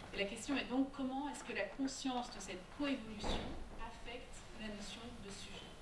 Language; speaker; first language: French; native; French